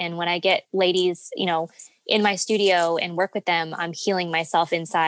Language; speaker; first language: English; native; English